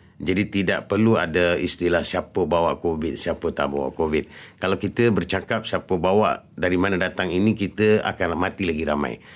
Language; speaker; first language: Malay; early bilingual, other home language; Rohingya